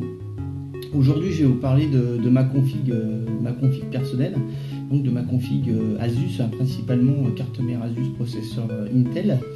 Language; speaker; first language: French; native; French